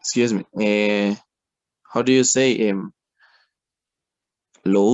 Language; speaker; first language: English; non-native, learner; Spanish